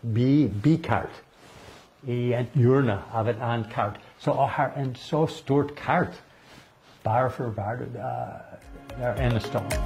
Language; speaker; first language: Norwegian; non-native, learner; English